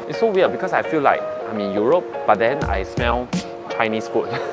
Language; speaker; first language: English; non-native, local second language; Chinese